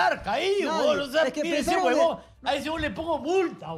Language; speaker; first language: Spanish; native; Spanish